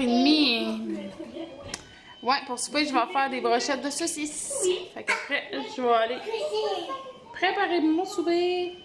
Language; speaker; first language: French; native; French